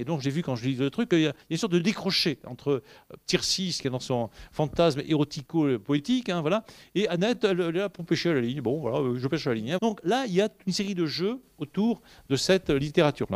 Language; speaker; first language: French; native; French